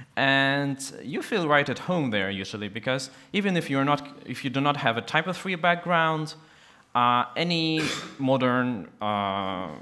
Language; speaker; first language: English; non-native, fluent; Russian